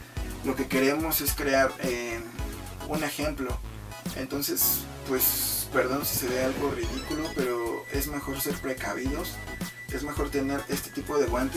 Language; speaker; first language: Spanish; native; Spanish